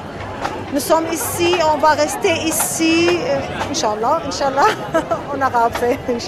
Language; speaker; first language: French; non-native, fluent; Arabic